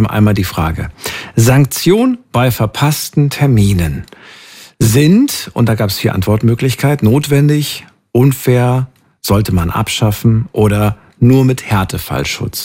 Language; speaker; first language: German; native; German